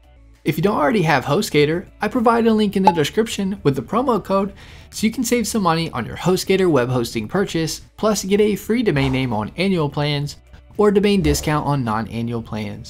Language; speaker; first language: English; native; English